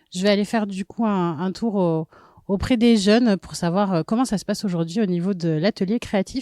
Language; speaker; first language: French; native; French